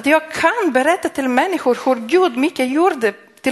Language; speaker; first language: Swedish; non-native, fluent; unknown